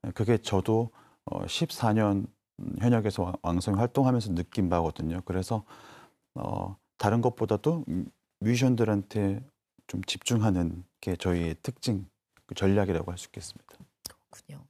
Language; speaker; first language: Korean; native; Korean